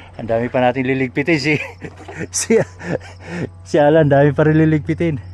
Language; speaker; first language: Filipino; non-native, local second language; Cebuano